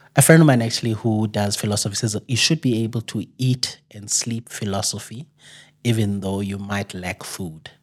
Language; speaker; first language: English; non-native, local second language; Xhosa